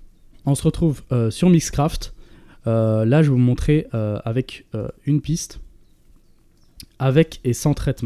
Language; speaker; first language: French; native; French